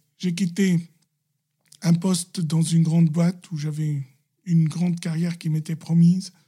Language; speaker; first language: French; non-native, local second language; Arabic